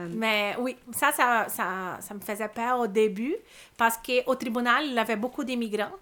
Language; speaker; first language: French; non-native, fluent; Portuguese